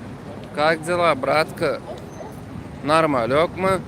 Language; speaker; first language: Russian; non-native, fluent; Turkmen